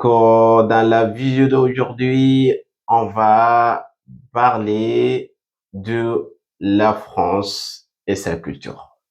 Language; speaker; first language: French; non-native, fluent; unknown